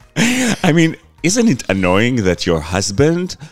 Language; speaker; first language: English; non-native, fluent; Hebrew